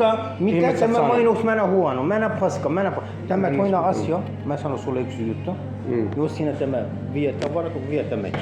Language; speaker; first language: Finnish; non-native, learner; Turkish